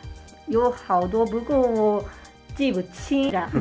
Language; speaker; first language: Chinese; non-native, fluent; Japanese